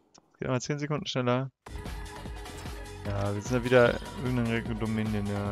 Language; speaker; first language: German; native; German